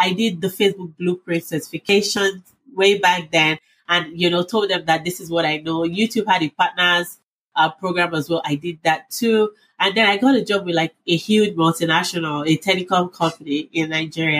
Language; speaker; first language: English; non-native, local second language; Yoruba